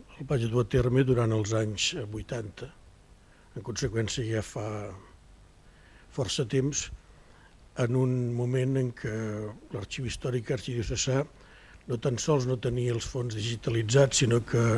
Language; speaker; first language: Catalan; native; Catalan